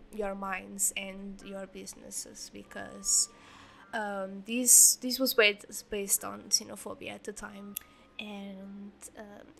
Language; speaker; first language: English; non-native, fluent; Portuguese